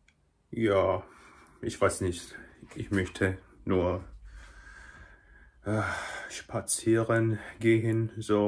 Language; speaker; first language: German; non-native, learner; Korean